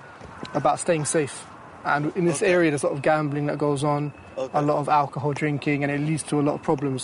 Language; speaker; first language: English; native; English